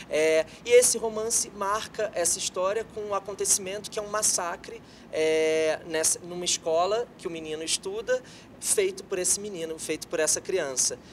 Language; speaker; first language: Portuguese; native; Portuguese